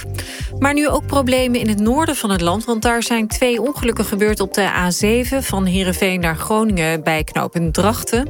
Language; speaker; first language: Dutch; native; Dutch